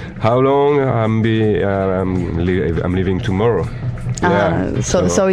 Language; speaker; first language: English; non-native, learner; French